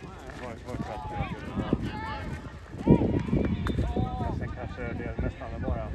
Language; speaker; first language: Swedish; native; Swedish